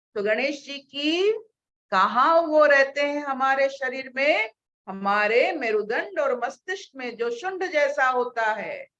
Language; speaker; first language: Hindi; non-native, local second language; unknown